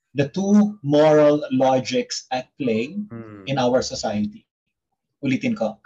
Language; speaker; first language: English; non-native, local second language; Filipino